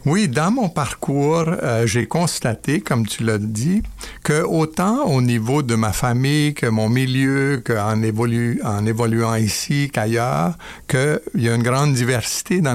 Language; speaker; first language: French; native; French